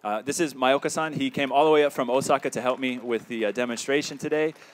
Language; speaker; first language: English; native; English